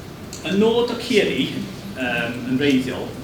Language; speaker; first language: Welsh; non-native, learner; English